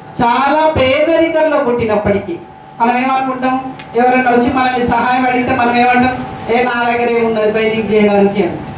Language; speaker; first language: Telugu; native; Telugu